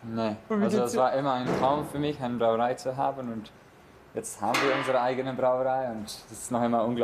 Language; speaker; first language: German; non-native, fluent; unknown